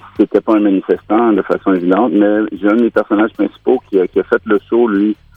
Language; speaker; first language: French; native; French